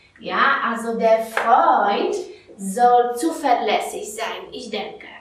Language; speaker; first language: German; non-native, fluent; Polish